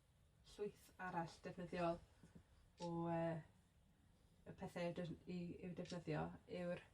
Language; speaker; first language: Welsh; non-native, local second language; English